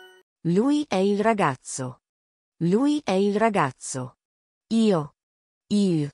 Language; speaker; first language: Italian; non-native, learner; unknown